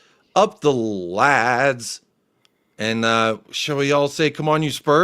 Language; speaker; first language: English; native; English